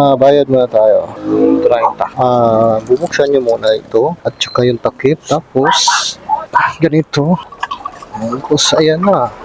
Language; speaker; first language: Filipino; non-native, local second language; Cebuano